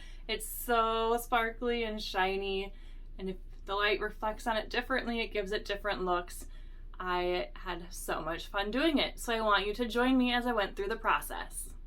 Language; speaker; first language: English; native; English